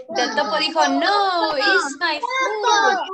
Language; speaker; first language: English; non-native, learner; Spanish